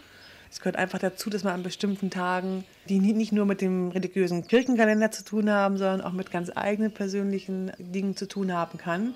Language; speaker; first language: German; native; German